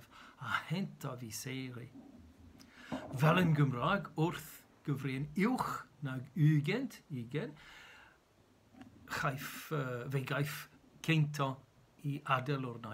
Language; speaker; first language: Welsh; native; Welsh